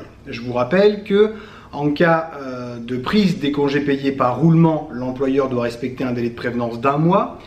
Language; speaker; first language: French; native; French